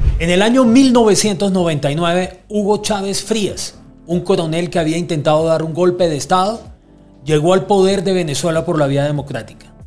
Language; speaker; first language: Spanish; native; Spanish